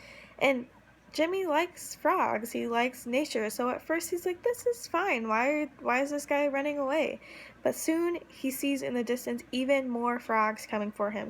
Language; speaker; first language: English; native; English